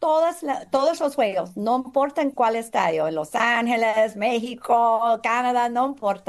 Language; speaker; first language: Spanish; non-native, fluent; English